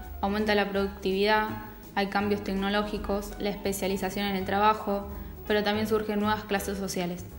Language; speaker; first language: Spanish; native; Spanish